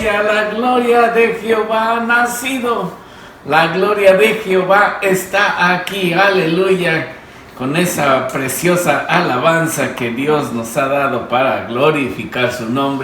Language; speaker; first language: Spanish; native; Spanish